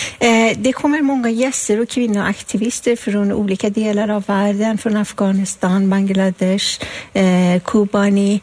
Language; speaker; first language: Swedish; non-native, fluent; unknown